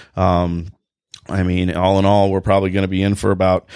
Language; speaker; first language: English; native; English